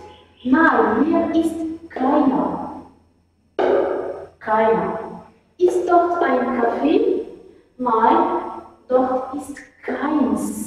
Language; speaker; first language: German; non-native, fluent; Arabic